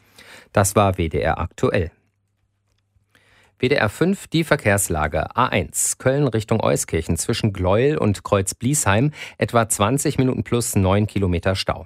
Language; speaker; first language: German; native; German